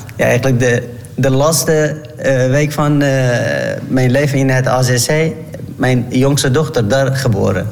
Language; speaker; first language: Dutch; non-native, learner; Turkish